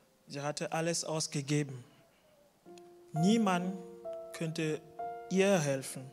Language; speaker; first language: German; non-native, fluent; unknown